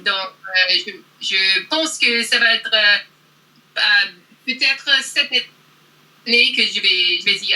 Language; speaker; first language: French; non-native, learner; English